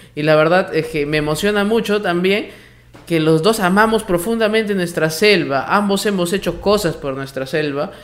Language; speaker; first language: Spanish; native; Spanish